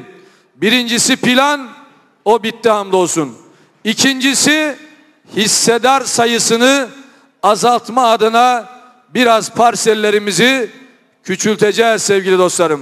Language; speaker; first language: Turkish; native; Turkish